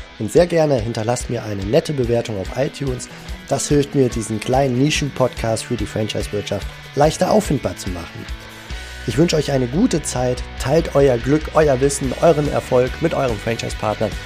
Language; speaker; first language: German; native; German